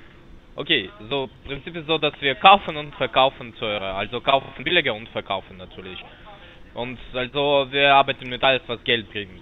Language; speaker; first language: German; non-native, learner; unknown